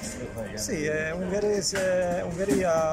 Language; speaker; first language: Italian; non-native, learner; Hungarian